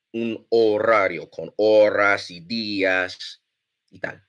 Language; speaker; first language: Spanish; non-native, fluent; English